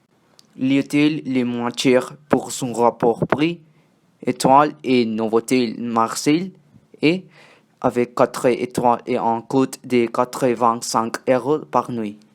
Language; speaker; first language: French; non-native, learner; Spanish